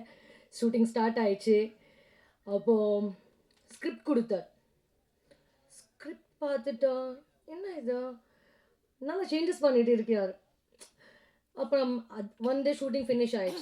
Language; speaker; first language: Tamil; non-native, learner; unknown